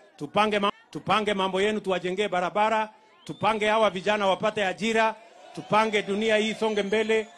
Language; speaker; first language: Swahili; non-native, local second language; Kalenjin